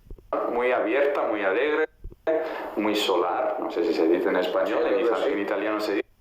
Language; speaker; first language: Spanish; non-native, fluent; Italian